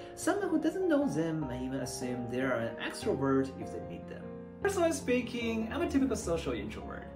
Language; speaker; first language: English; non-native, fluent; Chinese